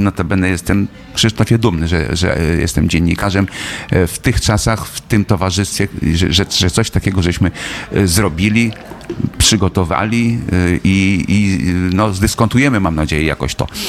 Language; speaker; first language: Polish; native; Polish